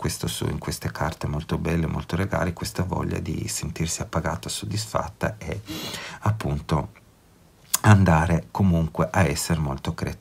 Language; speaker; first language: Italian; native; Italian